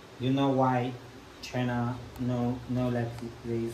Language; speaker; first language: English; non-native, learner; Chinese